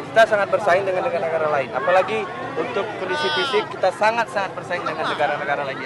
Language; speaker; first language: Indonesian; non-native, local second language; Minangkabau